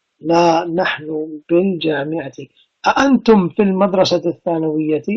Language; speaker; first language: Arabic; non-native, fluent; English